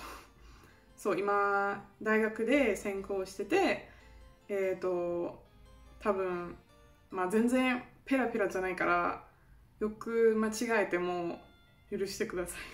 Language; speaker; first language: Japanese; non-native, fluent; German